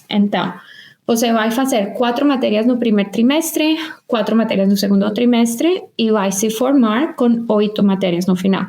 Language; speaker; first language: Portuguese; non-native, fluent; Spanish